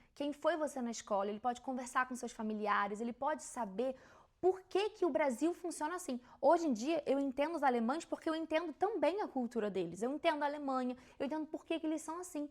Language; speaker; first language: Portuguese; native; Portuguese